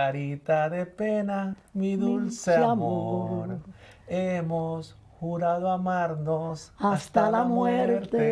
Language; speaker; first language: Spanish; native; Spanish